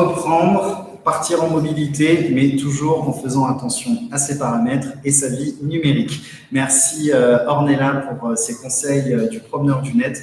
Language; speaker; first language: French; native; French